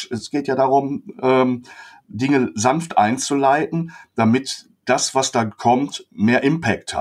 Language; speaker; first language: German; native; German